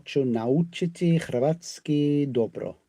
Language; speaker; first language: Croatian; non-native, learner; English